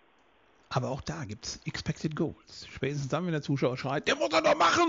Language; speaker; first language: German; native; German